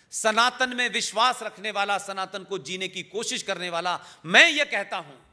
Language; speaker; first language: Hindi; native; Hindi